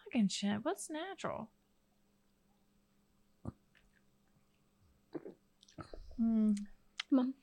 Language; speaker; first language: English; native; English